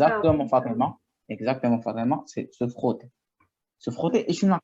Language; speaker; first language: French; non-native, fluent; Arabic